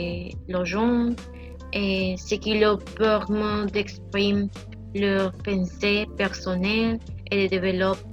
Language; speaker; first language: French; non-native, learner; Spanish